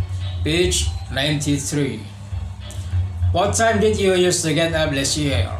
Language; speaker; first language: English; non-native, learner; Indonesian